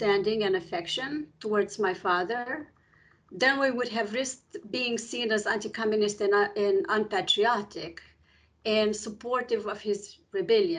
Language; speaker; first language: English; non-native, fluent; Romanian